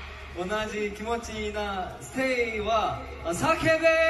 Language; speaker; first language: Japanese; non-native, learner; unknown